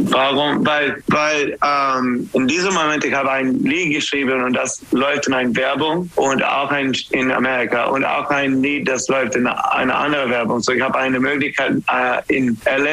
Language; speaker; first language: German; non-native, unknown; English